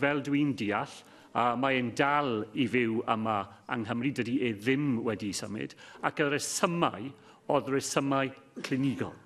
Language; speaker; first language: Welsh; non-native, local second language; English